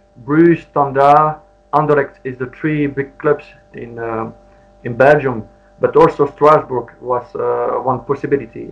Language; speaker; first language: English; non-native, learner; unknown